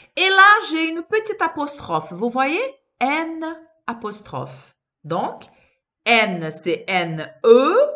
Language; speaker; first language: French; non-native, fluent; Portuguese